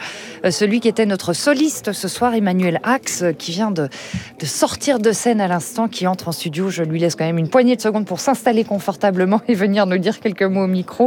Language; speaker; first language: French; native; French